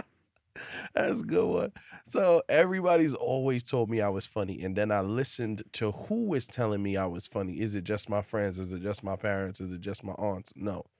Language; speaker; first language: English; native; English